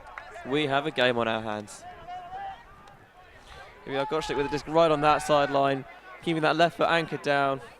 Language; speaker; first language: English; native; English